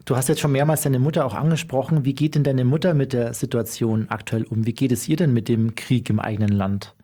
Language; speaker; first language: German; native; German